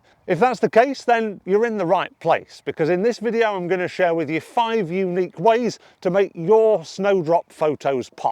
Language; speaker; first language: English; native; English